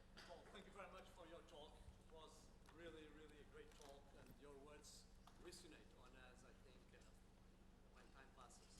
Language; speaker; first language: English; non-native, fluent; Portuguese